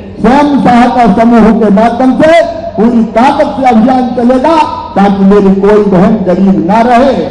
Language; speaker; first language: Hindi; native; Hindi